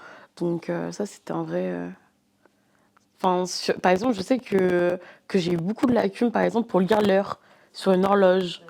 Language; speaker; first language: French; native; French